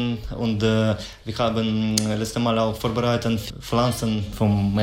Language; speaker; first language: German; non-native, fluent; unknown